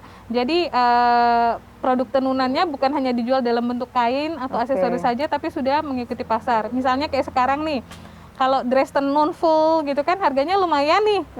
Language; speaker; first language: Indonesian; native; Indonesian